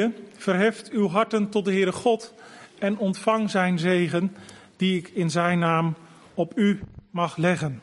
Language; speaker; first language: Dutch; native; Dutch